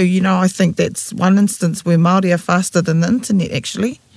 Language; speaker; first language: English; native; English